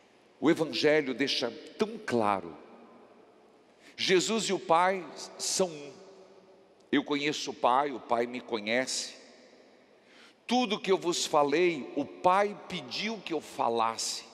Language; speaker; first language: Portuguese; native; Portuguese